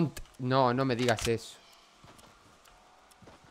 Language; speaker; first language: Spanish; native; Spanish